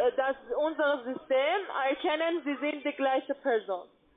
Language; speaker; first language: German; non-native, learner; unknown